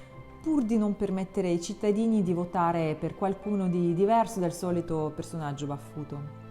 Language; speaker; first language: Italian; non-native, fluent; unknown